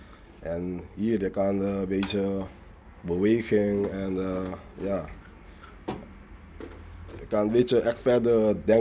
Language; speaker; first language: Dutch; non-native, learner; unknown